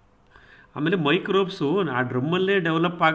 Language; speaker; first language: Kannada; native; Kannada